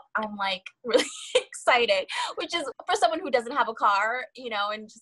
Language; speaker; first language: English; early bilingual, other home language; Kabuverdianu